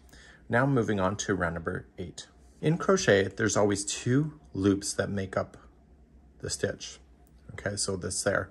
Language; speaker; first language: English; native; English